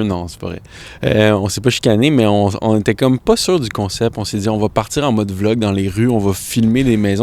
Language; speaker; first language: French; native; French